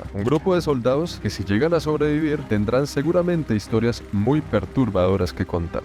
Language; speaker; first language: Spanish; native; Spanish